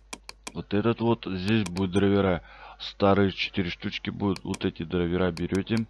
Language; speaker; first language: Russian; native; Russian